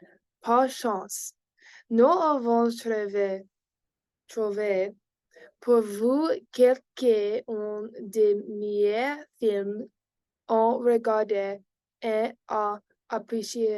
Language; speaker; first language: French; non-native, learner; English